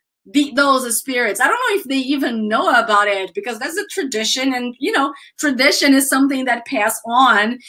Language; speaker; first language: English; non-native, fluent; Portuguese